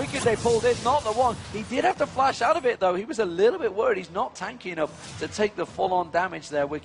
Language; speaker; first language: English; native; English